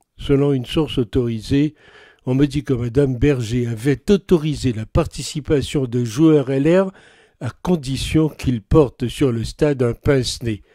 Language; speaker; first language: French; native; French